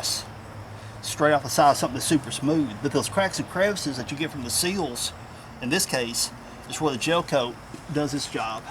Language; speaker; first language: English; native; English